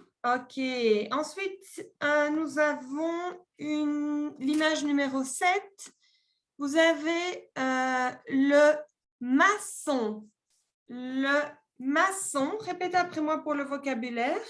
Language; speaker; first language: French; non-native, fluent; Spanish